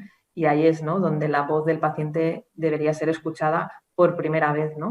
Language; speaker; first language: Spanish; native; Spanish